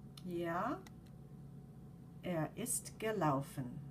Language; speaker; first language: German; non-native, fluent; English